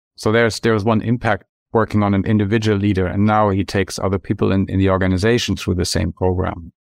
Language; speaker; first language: English; non-native, fluent; German